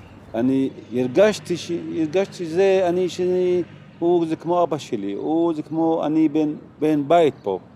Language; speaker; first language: Hebrew; non-native, local second language; Arabic